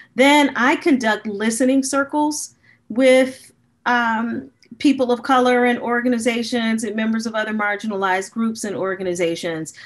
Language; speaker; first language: English; native; English